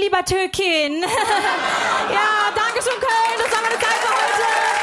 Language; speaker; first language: German; early bilingual, other home language; Arabic